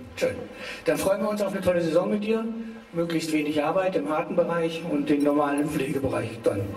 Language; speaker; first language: German; native; German